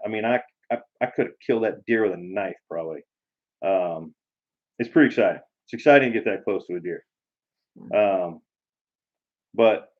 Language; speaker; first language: English; native; English